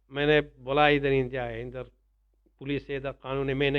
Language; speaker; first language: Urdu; non-native, learner; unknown